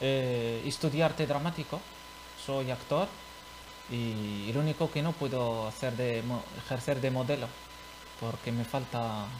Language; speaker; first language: Spanish; non-native, fluent; Arabic